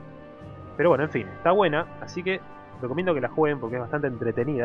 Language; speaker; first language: Spanish; native; Spanish